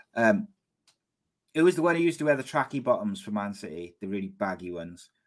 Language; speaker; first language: English; native; English